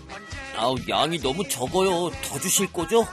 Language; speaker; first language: Korean; native; Korean